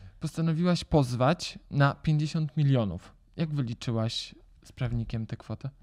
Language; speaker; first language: Polish; native; Polish